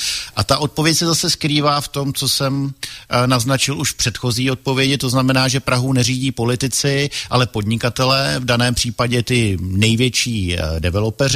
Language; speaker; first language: Czech; native; Czech